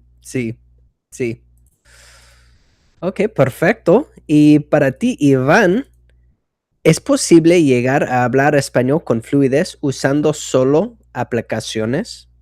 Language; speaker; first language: Spanish; non-native, fluent; English